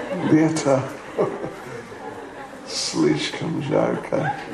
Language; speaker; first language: Russian; non-native, learner; English